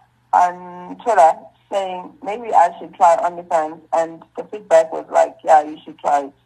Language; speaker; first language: English; non-native, local second language; Zulu